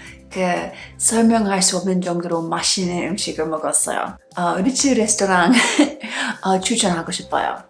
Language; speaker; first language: Korean; non-native, fluent; English